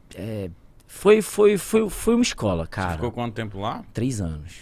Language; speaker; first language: Portuguese; native; Portuguese